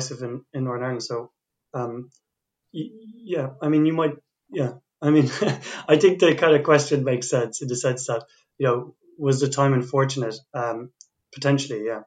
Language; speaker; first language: English; native; English